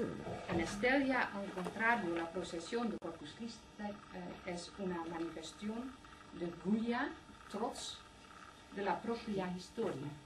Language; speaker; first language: Spanish; non-native, learner; Dutch